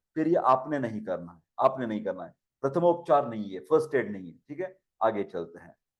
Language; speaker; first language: Hindi; non-native, local second language; Marathi